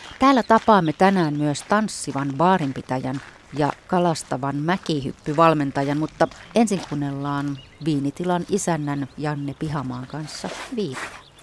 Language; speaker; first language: Finnish; native; Finnish